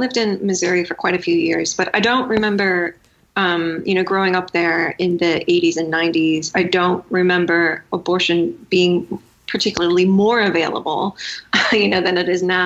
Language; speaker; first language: English; native; English